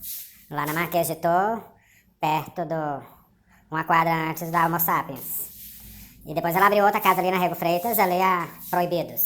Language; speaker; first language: Portuguese; native; Portuguese